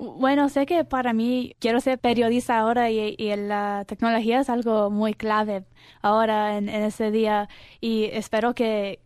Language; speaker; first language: Spanish; early bilingual, heritage; Spanish